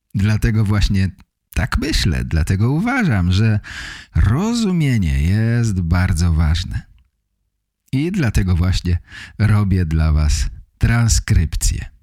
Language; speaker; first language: Polish; native; Polish